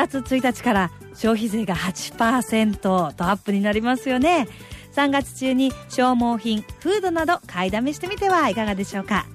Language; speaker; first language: Japanese; native; Japanese